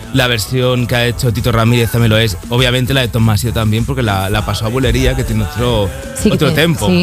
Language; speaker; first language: Spanish; native; Spanish